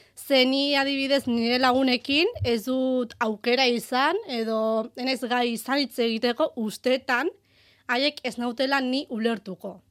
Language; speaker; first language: Basque; early bilingual, heritage; Basque